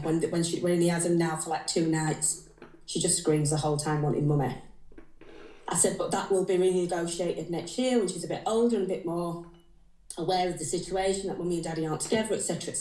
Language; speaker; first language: English; native; English